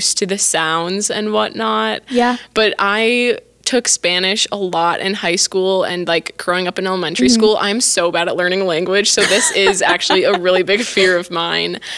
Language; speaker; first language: English; native; English